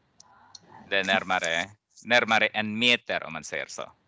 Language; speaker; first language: Swedish; non-native, fluent; Arabic